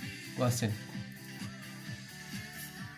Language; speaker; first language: Basque; non-native, learner; English